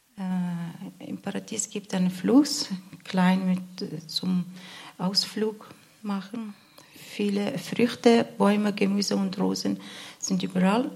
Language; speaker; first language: German; non-native, learner; Arabic